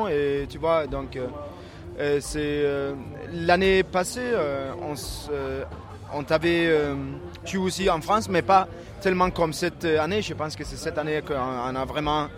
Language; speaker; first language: French; non-native, learner; Danish